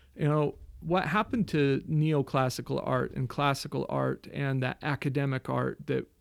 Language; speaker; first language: English; native; English